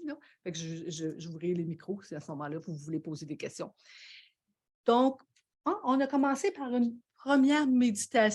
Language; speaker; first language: French; native; French